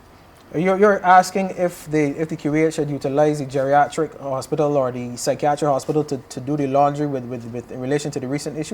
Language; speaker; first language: English; native; English